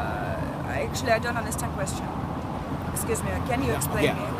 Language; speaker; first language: English; non-native, learner; Russian